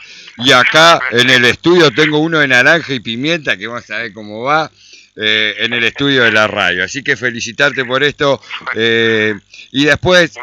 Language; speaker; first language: Spanish; native; Spanish